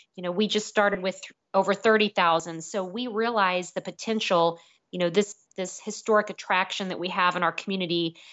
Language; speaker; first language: English; native; English